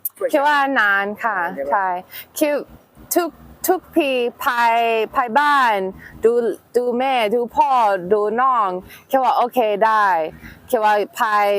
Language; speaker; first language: Thai; non-native, learner; English